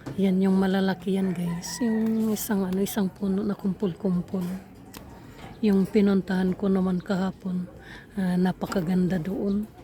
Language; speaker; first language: Filipino; native; Filipino